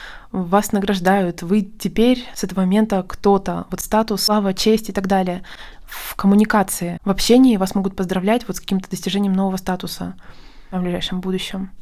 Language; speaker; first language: Russian; native; Russian